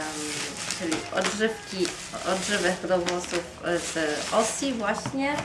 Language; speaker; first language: Polish; non-native, fluent; Italian